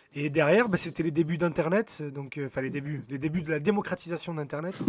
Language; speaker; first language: French; native; French